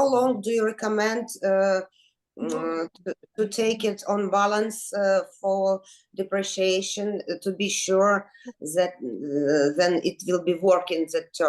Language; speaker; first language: English; non-native, fluent; Ukrainian